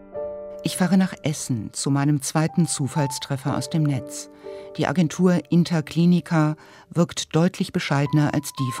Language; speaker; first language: German; native; German